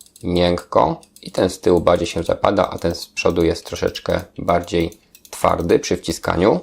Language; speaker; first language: Polish; native; Polish